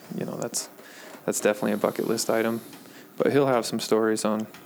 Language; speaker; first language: English; native; English